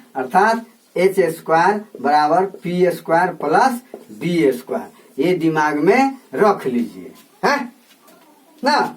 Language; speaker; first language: Hindi; native; Hindi